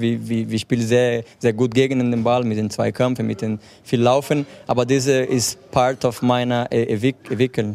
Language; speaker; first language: German; non-native, fluent; Portuguese